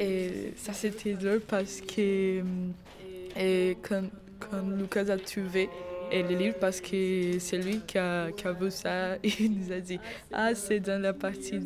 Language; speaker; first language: French; non-native, learner; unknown